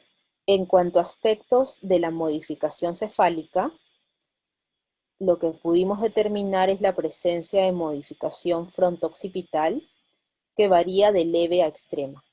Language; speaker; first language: Spanish; native; Spanish